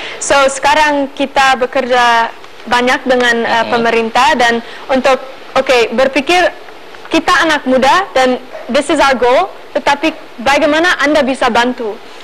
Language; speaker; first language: Indonesian; early bilingual, other home language; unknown